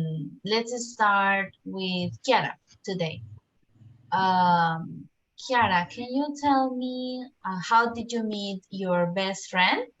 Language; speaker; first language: English; non-native, fluent; Spanish